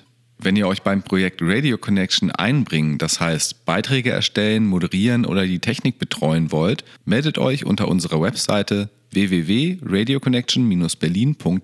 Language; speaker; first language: German; native; German